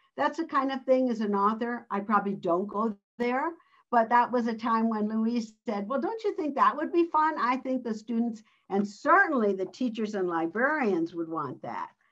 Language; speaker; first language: English; early bilingual, other home language; Spanish